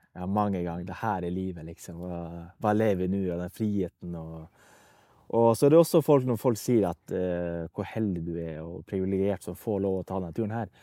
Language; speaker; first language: Norwegian; early bilingual, other home language; Persian